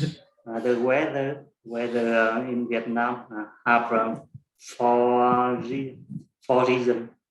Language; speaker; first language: English; non-native, learner; Vietnamese